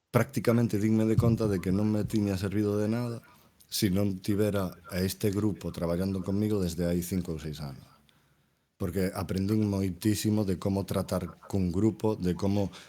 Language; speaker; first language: Galician; non-native, local second language; Spanish